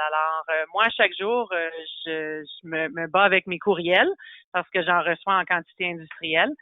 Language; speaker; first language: French; native; French